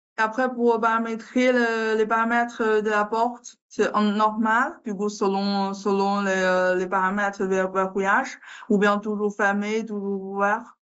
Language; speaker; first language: French; non-native, learner; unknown